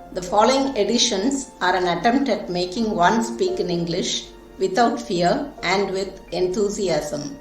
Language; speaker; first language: English; non-native, local second language; Tamil